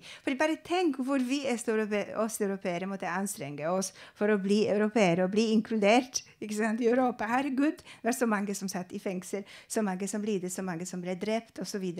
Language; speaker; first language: Norwegian; non-native, fluent; Polish